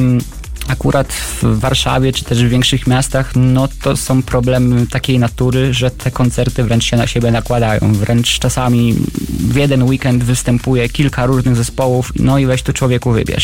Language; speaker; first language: Polish; native; Polish